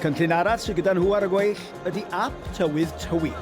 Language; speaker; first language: Welsh; native; Welsh